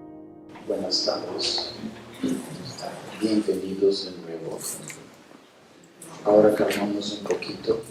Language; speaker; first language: Spanish; non-native, fluent; Portuguese